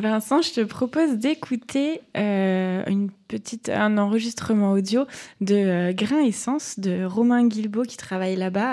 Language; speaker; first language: French; native; French